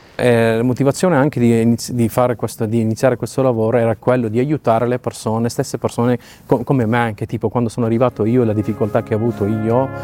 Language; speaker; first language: Italian; non-native, learner; Urdu